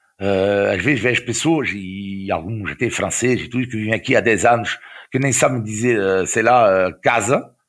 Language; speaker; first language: Portuguese; non-native, fluent; French